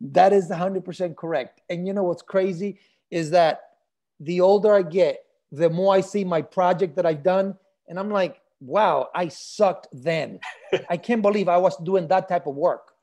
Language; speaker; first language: English; early bilingual, other home language; Spanish